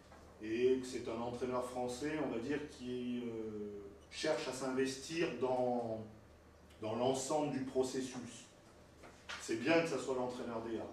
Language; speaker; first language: French; native; French